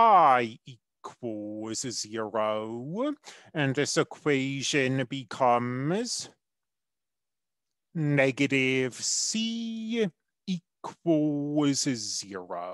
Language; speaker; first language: English; native; English